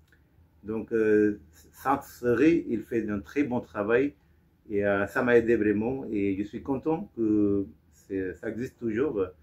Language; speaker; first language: French; non-native, fluent; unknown